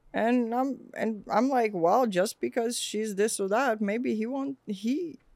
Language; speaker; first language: English; early bilingual, other home language; Swedish